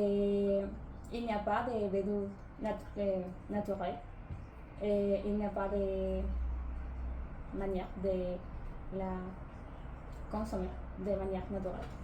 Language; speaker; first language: French; non-native, learner; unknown